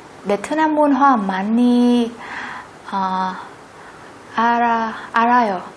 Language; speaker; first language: Korean; non-native, learner; Vietnamese